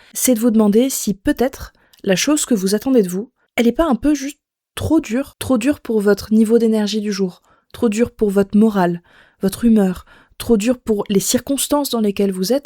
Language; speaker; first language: French; native; French